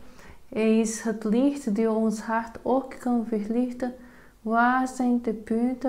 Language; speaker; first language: Dutch; non-native, fluent; Portuguese